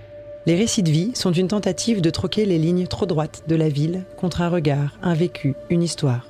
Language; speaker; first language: French; native; French